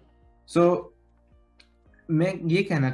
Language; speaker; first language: Hindi; early bilingual, heritage; Hindi